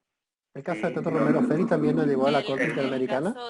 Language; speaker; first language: Spanish; native; Spanish